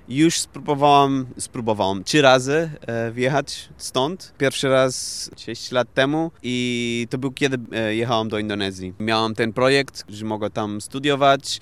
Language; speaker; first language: Polish; non-native, fluent; Portuguese